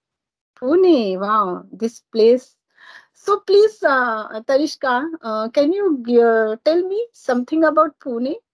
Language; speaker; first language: English; non-native, learner; Marathi